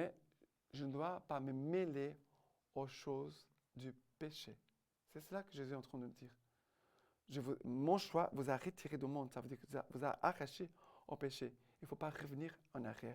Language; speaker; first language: French; non-native, fluent; Portuguese